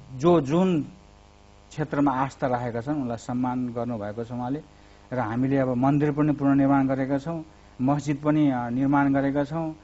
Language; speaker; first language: Nepali; native; Nepali